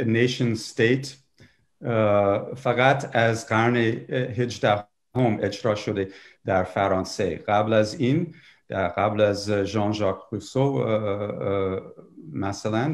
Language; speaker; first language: Persian; non-native, fluent; English